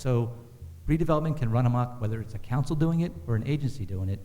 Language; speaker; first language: English; native; English